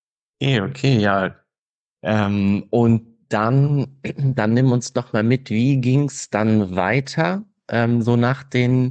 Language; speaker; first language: German; native; German